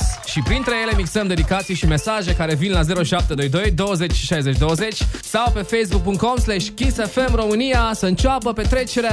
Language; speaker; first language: Romanian; native; Romanian